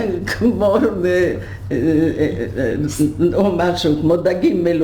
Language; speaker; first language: Hebrew; non-native, fluent; Polish